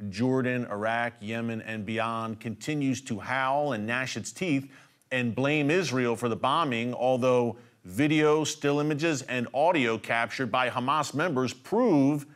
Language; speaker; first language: English; native; English